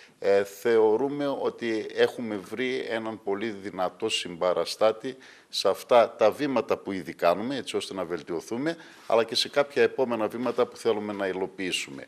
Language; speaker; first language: Greek; native; Greek